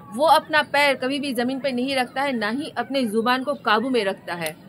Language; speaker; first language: Hindi; non-native, local second language; Bangla